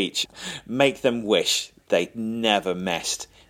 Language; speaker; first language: English; native; English